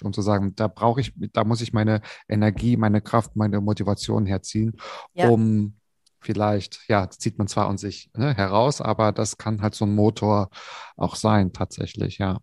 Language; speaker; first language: German; native; German